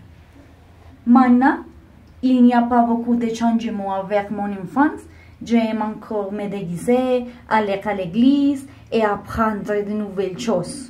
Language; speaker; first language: French; non-native, learner; Spanish